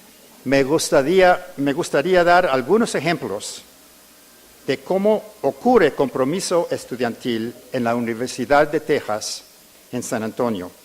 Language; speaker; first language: Spanish; early bilingual, heritage; English